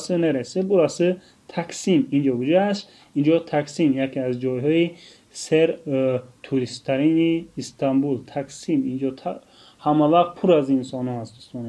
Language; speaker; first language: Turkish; non-native, fluent; Tajik